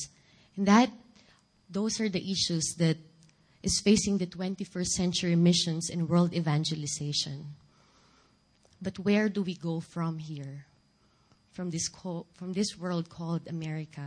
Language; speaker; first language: English; non-native, local second language; Filipino